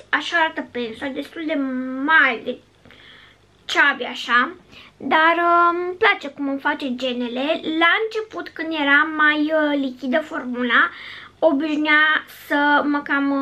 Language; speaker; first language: Romanian; native; Romanian